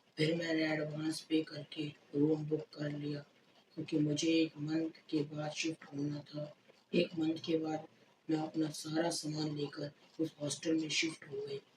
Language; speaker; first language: Urdu; native; Urdu